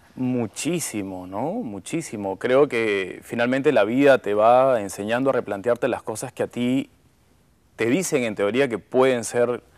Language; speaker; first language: Spanish; native; Spanish